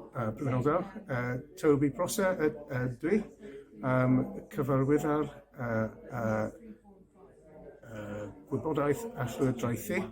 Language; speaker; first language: Welsh; non-native, learner; English